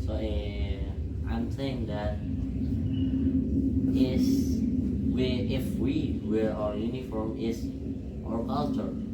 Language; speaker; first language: English; non-native, learner; Indonesian